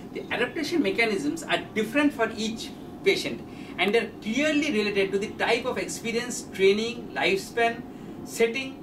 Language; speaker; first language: English; non-native, local second language; Bangla